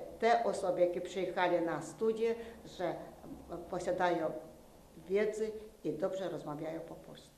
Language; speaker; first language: Polish; non-native, learner; Ukrainian